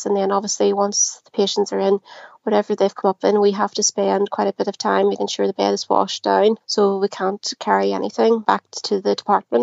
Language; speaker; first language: English; native; English